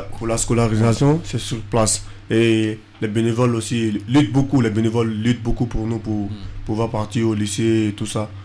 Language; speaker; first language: French; non-native, local second language; Fula